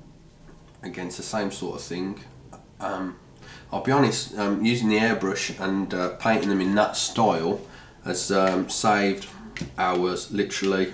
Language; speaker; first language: English; native; English